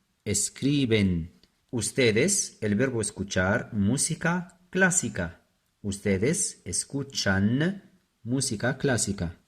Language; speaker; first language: Spanish; non-native, fluent; Arabic